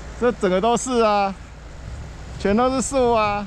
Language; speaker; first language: Chinese; native; Chinese